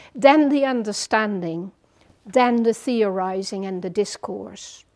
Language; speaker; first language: English; non-native, fluent; Dutch